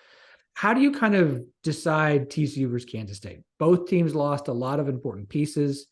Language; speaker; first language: English; native; English